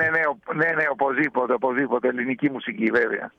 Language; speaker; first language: Greek; early bilingual, heritage; Spanish